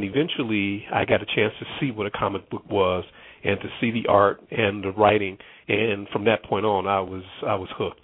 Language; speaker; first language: English; native; English